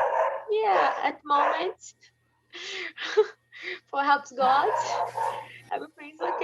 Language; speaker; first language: English; non-native, learner; Portuguese